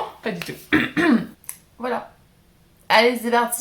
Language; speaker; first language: French; native; French